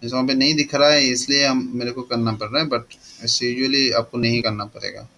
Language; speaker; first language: Hindi; non-native, local second language; Bangla